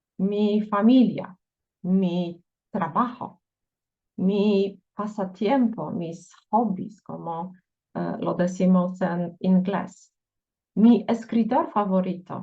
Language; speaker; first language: Spanish; non-native, fluent; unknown